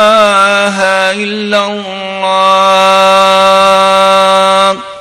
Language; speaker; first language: Arabic; native; Arabic